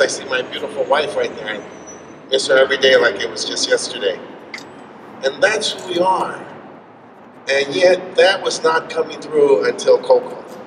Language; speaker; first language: English; early bilingual, other home language; Spanish